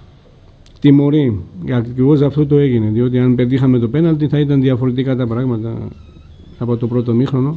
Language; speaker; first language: Greek; non-native, fluent; Georgian